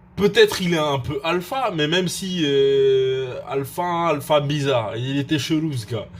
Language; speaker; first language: French; early bilingual, other home language; Russian